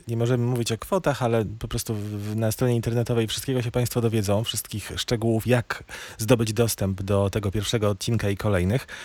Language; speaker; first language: Polish; native; Polish